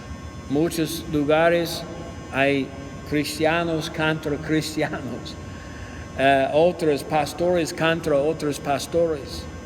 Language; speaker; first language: Spanish; non-native, learner; English